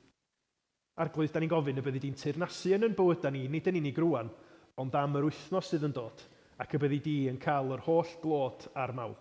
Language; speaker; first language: Welsh; native; Welsh